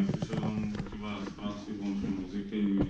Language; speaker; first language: Polish; early bilingual, heritage; Polish